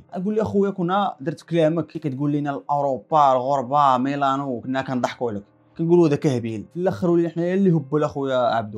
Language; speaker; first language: Arabic; native; Arabic